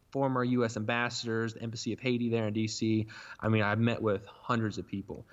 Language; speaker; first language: English; native; English